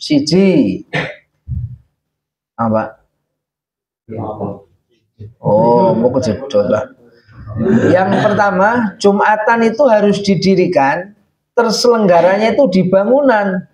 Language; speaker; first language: Indonesian; non-native, local second language; Javanese